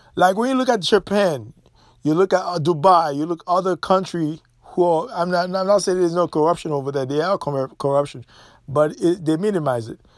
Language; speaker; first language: English; non-native, fluent; Haitian Creole